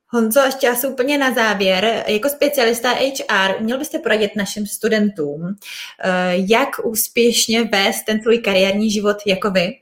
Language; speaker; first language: Czech; native; Czech